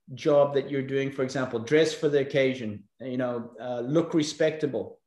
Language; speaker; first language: English; native; English